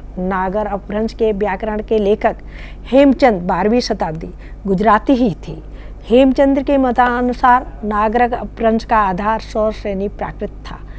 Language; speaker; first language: Hindi; native; Hindi